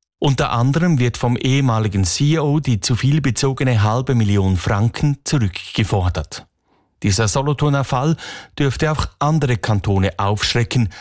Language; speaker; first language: German; native; German